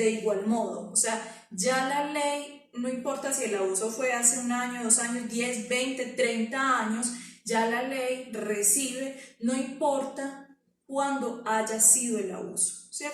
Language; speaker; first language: Spanish; native; Spanish